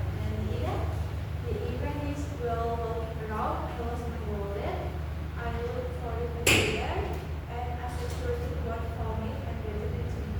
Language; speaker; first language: English; non-native, learner; Indonesian